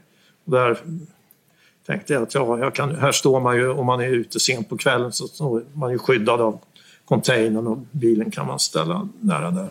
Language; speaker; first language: Swedish; native; Swedish